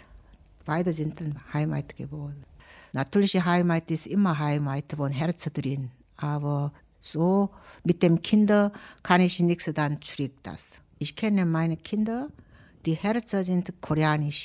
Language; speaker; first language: German; non-native, learner; Korean